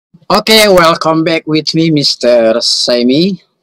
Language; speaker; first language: English; non-native, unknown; Indonesian